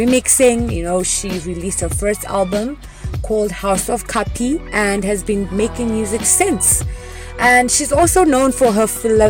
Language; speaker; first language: English; non-native, local second language; Venda